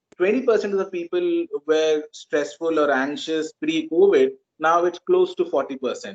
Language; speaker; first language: English; non-native, local second language; Marathi